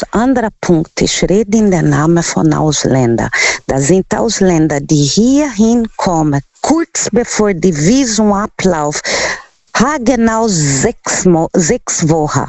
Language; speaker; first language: German; non-native, fluent; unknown